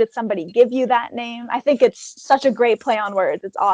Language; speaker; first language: English; native; English